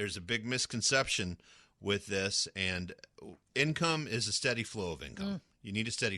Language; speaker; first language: English; native; English